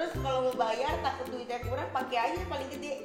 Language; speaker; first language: Indonesian; native; Indonesian